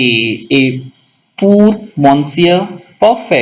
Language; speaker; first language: French; non-native, local second language; Hindi